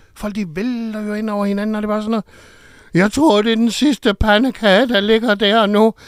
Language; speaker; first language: Danish; native; Danish